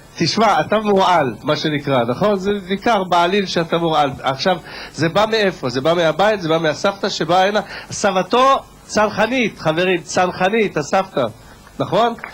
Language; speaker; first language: Hebrew; native; Hebrew